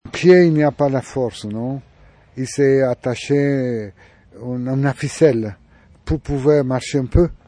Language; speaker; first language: French; non-native, learner; Spanish